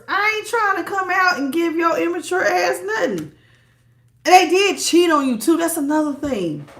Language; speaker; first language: English; native; English